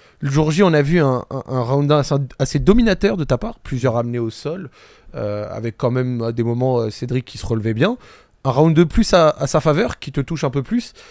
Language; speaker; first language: French; native; French